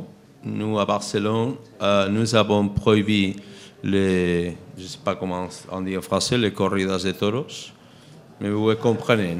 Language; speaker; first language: French; non-native, fluent; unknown